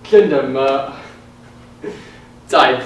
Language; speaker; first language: Chinese; non-native, learner; English